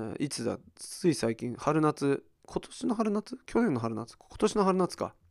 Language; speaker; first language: Japanese; early bilingual, heritage; Japanese